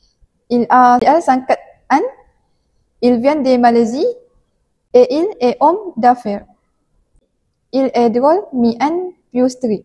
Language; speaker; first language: French; non-native, learner; Malay